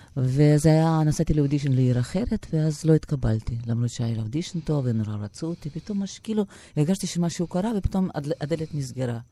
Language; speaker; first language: Hebrew; non-native, fluent; Russian